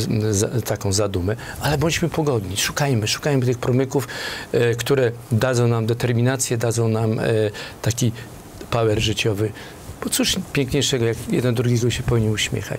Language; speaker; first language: Polish; native; Polish